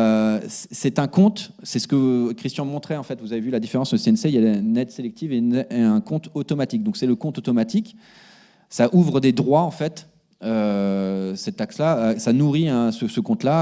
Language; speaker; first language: French; native; French